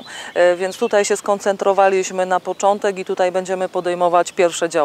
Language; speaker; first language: Polish; native; Polish